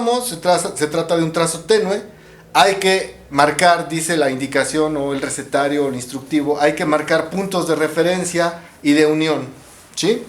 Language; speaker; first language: Spanish; native; Spanish